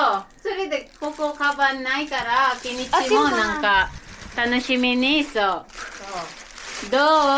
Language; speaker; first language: Japanese; non-native, fluent; Cebuano